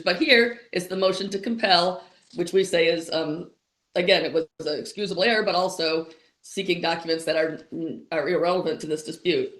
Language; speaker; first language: English; native; English